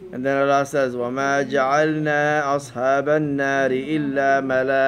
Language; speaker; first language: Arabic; non-native, fluent; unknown